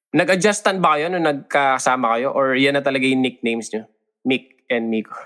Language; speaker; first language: Filipino; native; Filipino